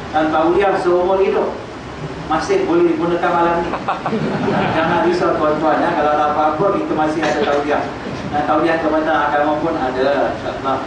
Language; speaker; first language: Malay; non-native, local second language; Tamil